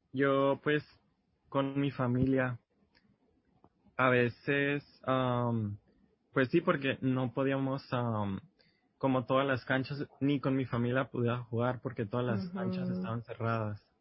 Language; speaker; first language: Spanish; early bilingual, heritage; Spanish